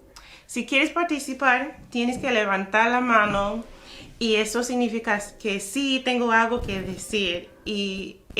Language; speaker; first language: Spanish; non-native, fluent; English